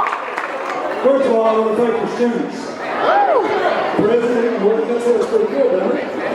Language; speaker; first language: English; native; English